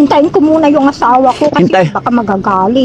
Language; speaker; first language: Filipino; non-native, local second language; Iloko